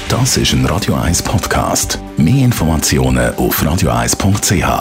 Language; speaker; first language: German; native; German